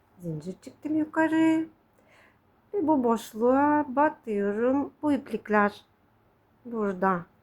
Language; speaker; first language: Turkish; non-native, fluent; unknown